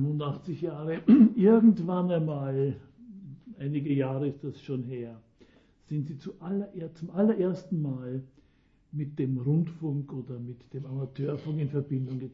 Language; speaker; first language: German; native; German